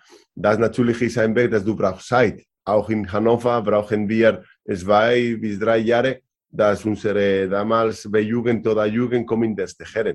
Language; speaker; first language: German; non-native, learner; Spanish